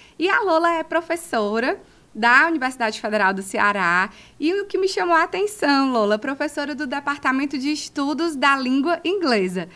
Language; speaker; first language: Portuguese; native; Portuguese